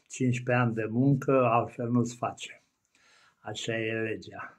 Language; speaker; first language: Romanian; native; Romanian